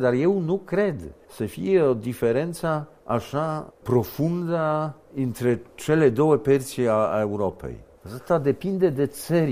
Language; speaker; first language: Romanian; non-native, fluent; Polish